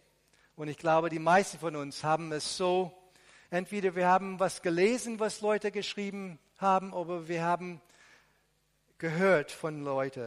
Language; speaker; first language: German; non-native, fluent; Arabic